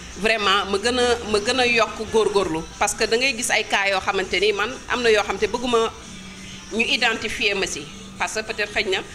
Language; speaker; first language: Wolof; native; Wolof